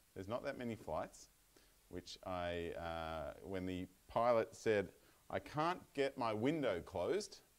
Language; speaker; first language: English; native; English